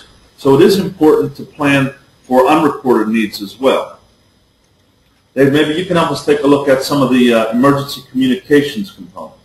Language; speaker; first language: English; native; English